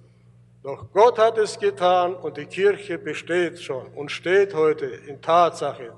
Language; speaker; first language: German; early bilingual, heritage; German